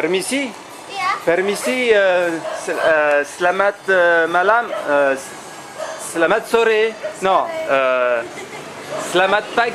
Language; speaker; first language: Indonesian; non-native, learner; French